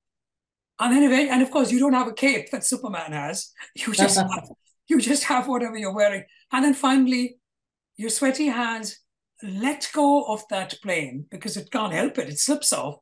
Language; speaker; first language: English; non-native, local second language; Malayalam